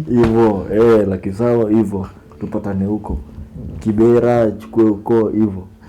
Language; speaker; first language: Swahili; native; Swahili